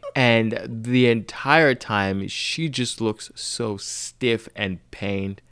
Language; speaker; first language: English; non-native, local second language; Yoruba